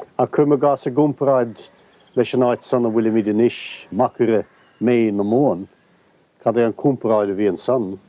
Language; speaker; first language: Irish; native; Irish